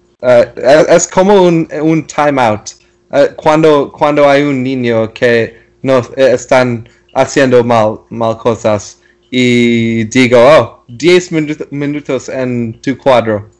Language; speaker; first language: Spanish; non-native, learner; English